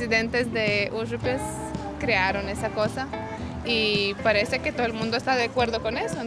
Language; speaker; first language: Spanish; non-native, fluent; Lithuanian